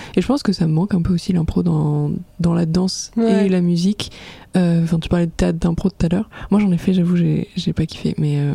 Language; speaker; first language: French; native; French